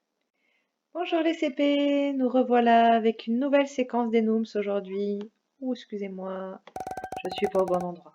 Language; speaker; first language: French; native; French